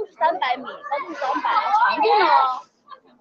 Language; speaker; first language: Chinese; native; Chinese